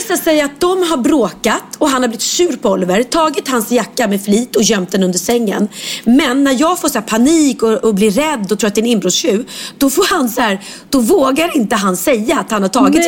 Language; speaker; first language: Swedish; native; Swedish